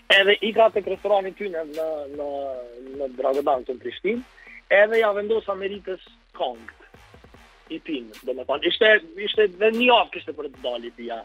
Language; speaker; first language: Albanian; native; Albanian